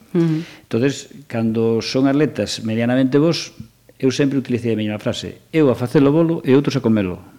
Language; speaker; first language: Galician; native; Galician